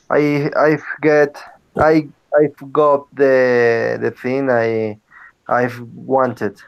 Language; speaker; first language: English; non-native, learner; Spanish